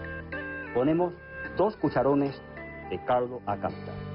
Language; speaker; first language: Spanish; non-native, fluent; Chinese